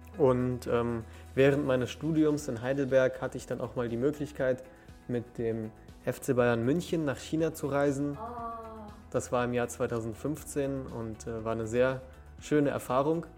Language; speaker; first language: German; early bilingual, other home language; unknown